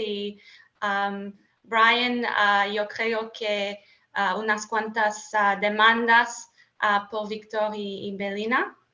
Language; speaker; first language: Spanish; non-native, learner; English